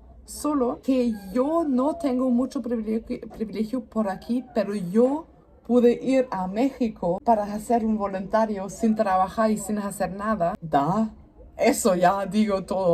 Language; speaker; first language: Spanish; non-native, learner; German